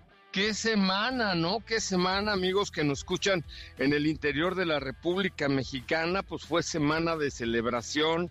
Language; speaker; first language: Spanish; native; Spanish